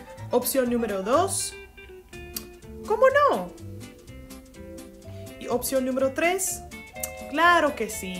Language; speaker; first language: Spanish; non-native, learner; English